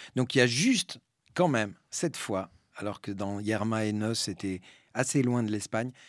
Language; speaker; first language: French; early bilingual, other home language; Spanish